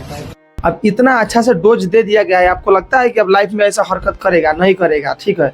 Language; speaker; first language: Hindi; native; Hindi